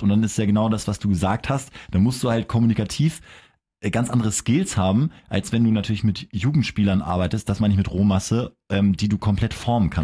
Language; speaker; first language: German; native; German